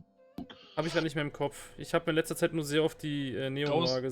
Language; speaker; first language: German; native; German